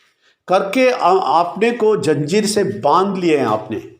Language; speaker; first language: Hindi; non-native, local second language; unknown